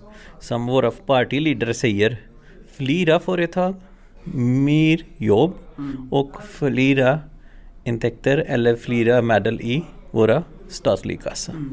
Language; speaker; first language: Swedish; non-native, learner; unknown